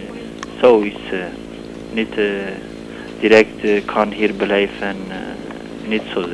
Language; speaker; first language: Dutch; non-native, learner; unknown